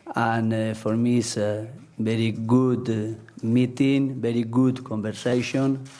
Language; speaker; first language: English; non-native, learner; Spanish